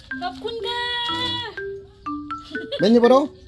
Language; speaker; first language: Korean; native; Korean